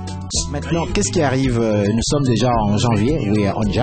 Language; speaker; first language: French; native; French